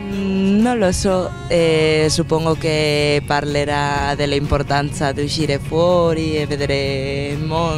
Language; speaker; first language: Italian; non-native, fluent; Spanish